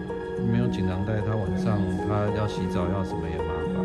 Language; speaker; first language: Chinese; native; Chinese